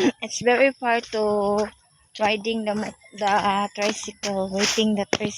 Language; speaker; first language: English; non-native, local second language; Filipino